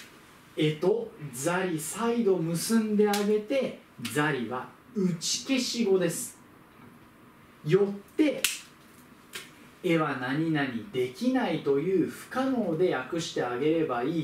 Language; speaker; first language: Japanese; native; Japanese